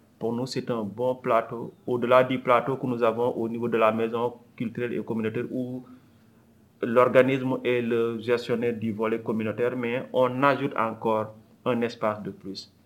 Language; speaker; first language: French; non-native, local second language; Wolof